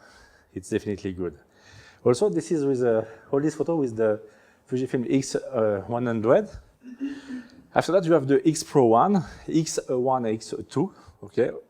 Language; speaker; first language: English; non-native, learner; French